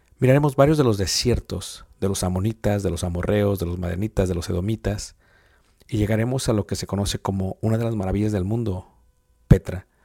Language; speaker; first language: Spanish; native; Spanish